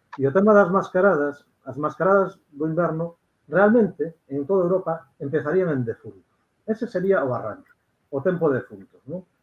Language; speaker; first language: Spanish; non-native, local second language; Galician